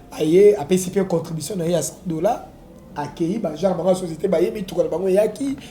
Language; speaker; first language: Lingala; native; Lingala